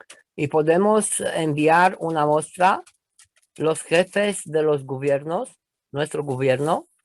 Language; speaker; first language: Spanish; non-native, learner; Romanian